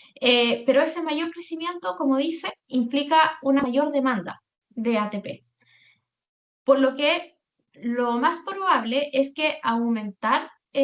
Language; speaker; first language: Spanish; native; Spanish